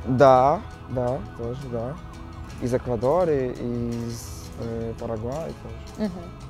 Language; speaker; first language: Russian; non-native, learner; Portuguese